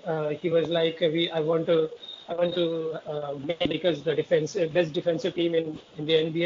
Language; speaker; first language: English; non-native, local second language; Hindi